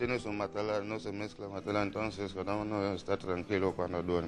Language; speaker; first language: Spanish; non-native, learner; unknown